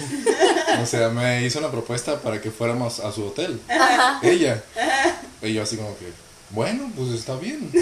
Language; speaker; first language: Spanish; native; Spanish